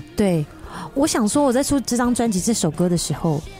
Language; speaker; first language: Chinese; native; Chinese